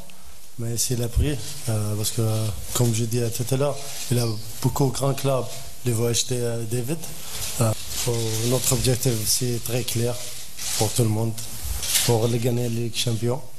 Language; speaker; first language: French; non-native, fluent; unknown